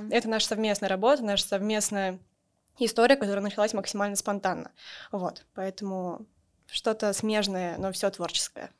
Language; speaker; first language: Russian; native; Russian